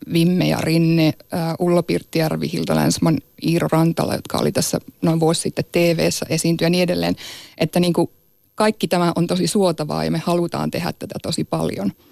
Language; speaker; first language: Finnish; non-native, local second language; Northern Sami